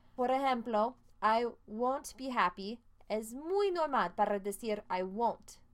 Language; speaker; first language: Spanish; non-native, fluent; English